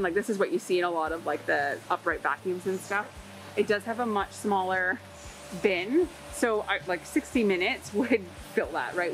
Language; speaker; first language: English; native; English